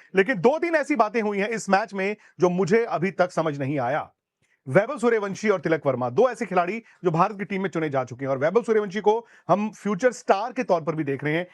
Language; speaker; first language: Hindi; native; Hindi